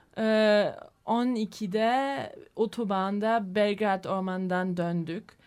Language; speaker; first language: Turkish; non-native, learner; German